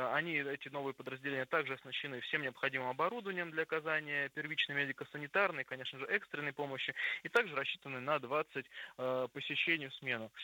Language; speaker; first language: Russian; native; Russian